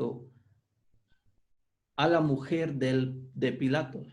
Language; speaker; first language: Spanish; non-native, fluent; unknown